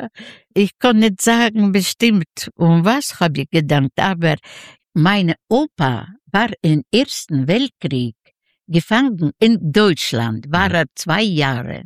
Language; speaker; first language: German; non-native, fluent; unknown